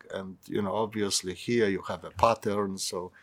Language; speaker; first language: English; non-native, fluent; Polish